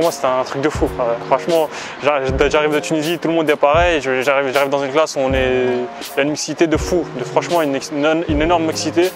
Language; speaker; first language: French; early bilingual, other home language; Arabic